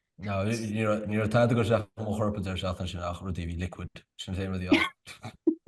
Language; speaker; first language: Irish; native; Irish